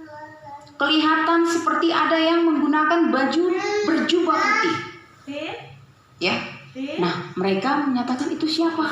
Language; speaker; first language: Indonesian; native; Indonesian